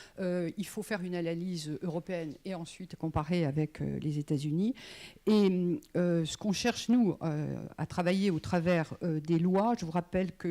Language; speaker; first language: French; native; French